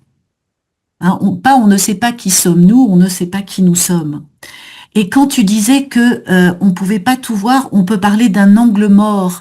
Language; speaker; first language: French; native; French